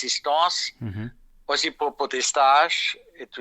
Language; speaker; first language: French; non-native, fluent; German